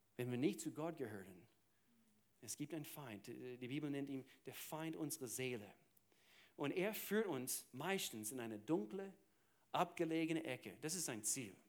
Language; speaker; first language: German; non-native, fluent; English